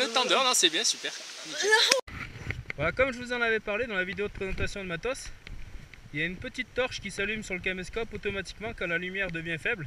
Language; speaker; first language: French; native; French